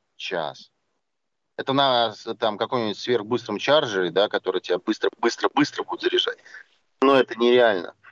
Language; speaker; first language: Russian; native; Russian